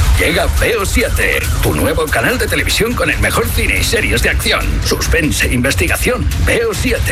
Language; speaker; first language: Spanish; native; Spanish